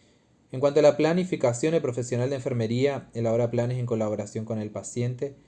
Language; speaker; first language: Spanish; native; Spanish